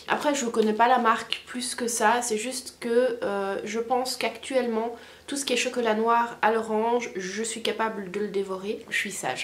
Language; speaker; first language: French; native; French